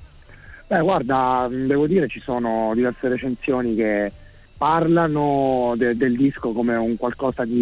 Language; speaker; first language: Italian; native; Italian